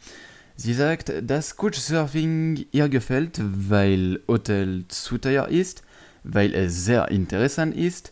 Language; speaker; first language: German; non-native, learner; French